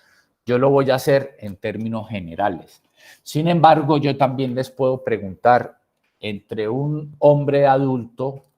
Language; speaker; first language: Spanish; native; Spanish